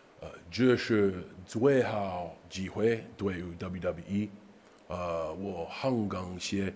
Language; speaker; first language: Chinese; non-native, learner; English